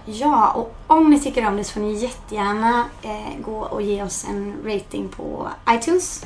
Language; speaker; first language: Swedish; native; Swedish